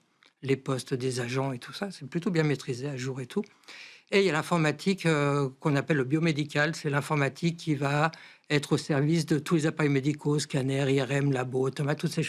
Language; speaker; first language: French; native; French